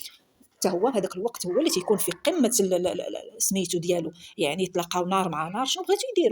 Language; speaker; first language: Arabic; native; Arabic